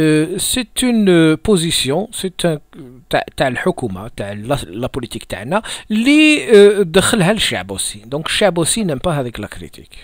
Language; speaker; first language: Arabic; native; Arabic